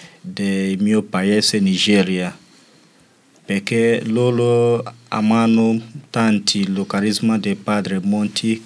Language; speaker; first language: Italian; non-native, learner; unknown